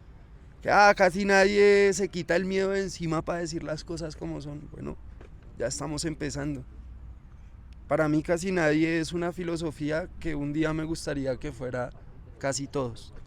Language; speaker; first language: Spanish; native; Spanish